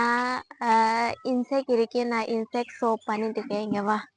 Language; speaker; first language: Tamil; non-native, learner; Bangla